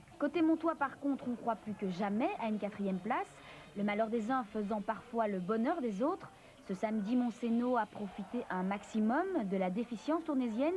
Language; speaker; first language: French; native; French